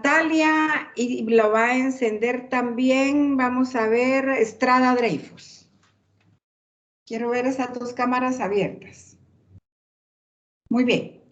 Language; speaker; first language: Spanish; native; Spanish